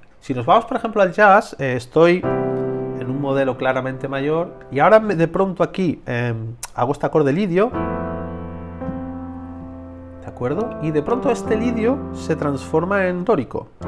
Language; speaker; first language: Spanish; native; Spanish